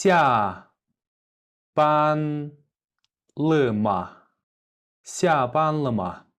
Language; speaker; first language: Chinese; non-native, fluent; Kyrgyz